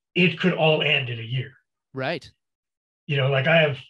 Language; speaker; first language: English; native; English